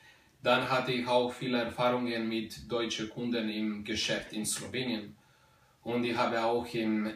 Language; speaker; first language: German; non-native, fluent; Slovenian